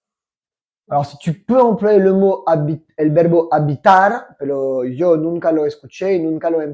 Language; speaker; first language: Spanish; non-native, fluent; French